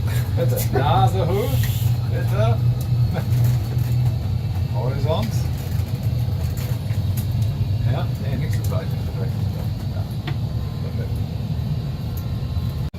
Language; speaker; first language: German; non-native, learner; English